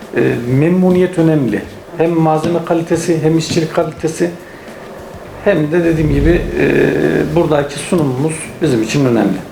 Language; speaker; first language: Turkish; native; Turkish